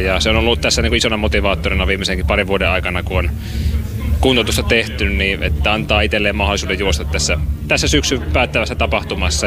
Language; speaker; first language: Finnish; native; Finnish